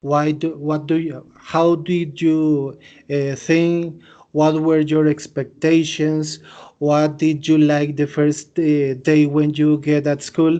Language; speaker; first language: English; non-native, fluent; Spanish